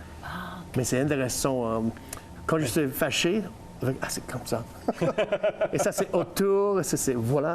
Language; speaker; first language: French; non-native, learner; English